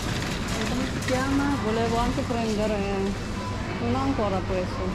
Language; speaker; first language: Italian; non-native, fluent; Filipino